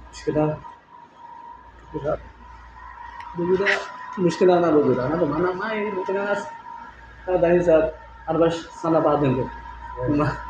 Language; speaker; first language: Arabic; non-native, learner; Bangla